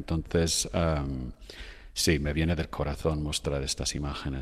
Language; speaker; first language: Spanish; non-native, fluent; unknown